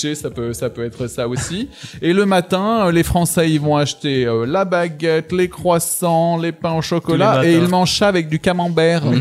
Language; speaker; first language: French; native; French